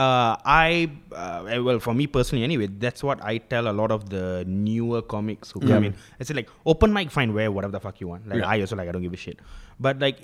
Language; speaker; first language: English; non-native, local second language; Tamil